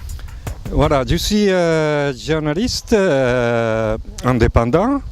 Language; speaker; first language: French; non-native, fluent; Japanese